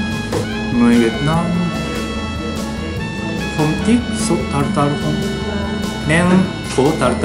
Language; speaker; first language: Vietnamese; non-native, learner; Japanese